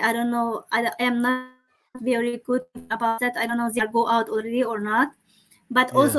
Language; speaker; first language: English; non-native, learner; Chinese